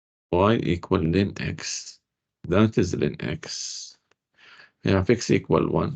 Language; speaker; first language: English; non-native, fluent; Arabic